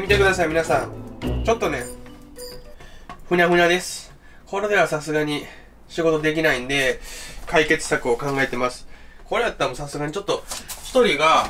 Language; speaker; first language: Japanese; native; Japanese